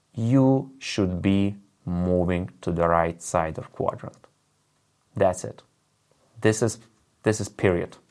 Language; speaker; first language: English; non-native, fluent; Lithuanian